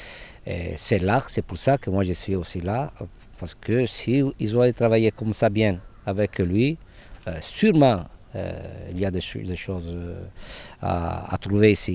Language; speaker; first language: French; non-native, fluent; Italian